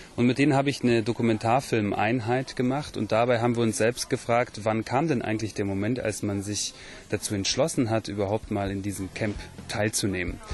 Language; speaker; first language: German; native; German